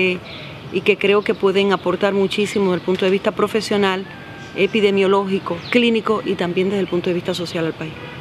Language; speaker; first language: Spanish; native; Spanish